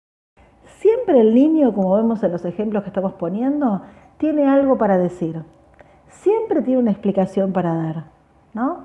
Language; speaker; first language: Spanish; native; Spanish